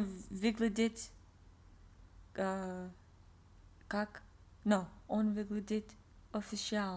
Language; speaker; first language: Russian; non-native, learner; English